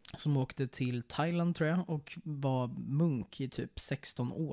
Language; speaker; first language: Swedish; native; Swedish